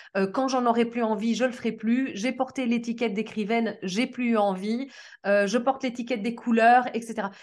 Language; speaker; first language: French; early bilingual, other home language; Portuguese